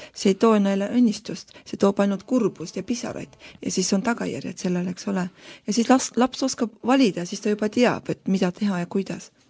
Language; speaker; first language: Estonian; non-native, local second language; Russian